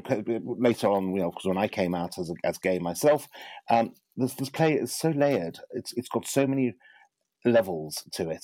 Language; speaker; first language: English; native; English